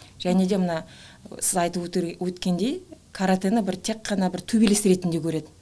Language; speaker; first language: Kazakh; native; Kazakh